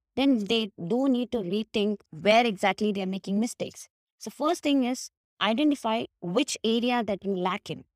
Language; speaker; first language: English; non-native, local second language; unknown